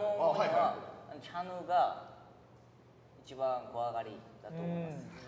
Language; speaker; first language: Japanese; non-native, learner; Korean